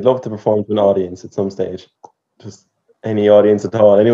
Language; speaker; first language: English; native; English